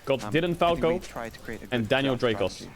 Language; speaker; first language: English; native; English